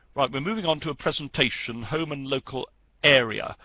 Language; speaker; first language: English; native; English